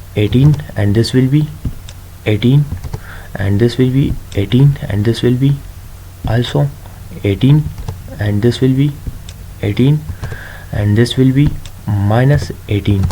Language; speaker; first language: English; non-native, local second language; Urdu